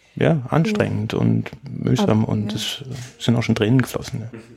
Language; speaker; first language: German; native; German